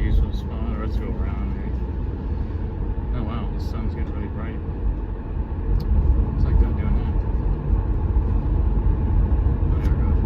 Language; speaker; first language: English; native; English